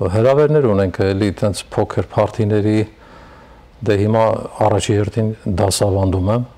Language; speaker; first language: Armenian; native; Armenian